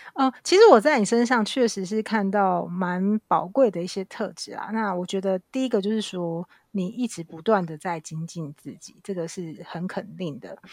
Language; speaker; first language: Chinese; native; Chinese